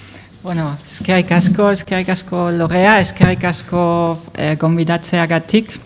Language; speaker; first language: Basque; non-native, fluent; German